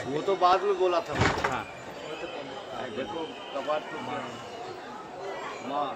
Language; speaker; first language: Hindi; native; Hindi